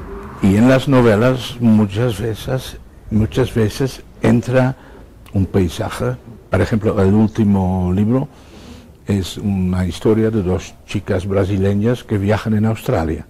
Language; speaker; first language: Spanish; non-native, fluent; Dutch